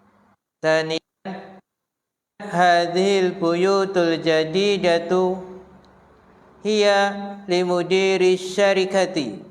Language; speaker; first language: Arabic; non-native, fluent; Indonesian